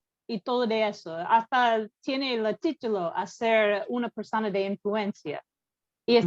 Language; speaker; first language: Spanish; non-native, learner; English